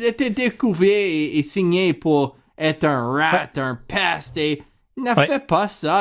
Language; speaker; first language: French; non-native, learner; English